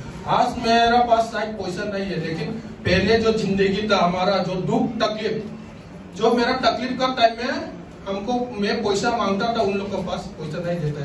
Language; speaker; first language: Hindi; non-native, local second language; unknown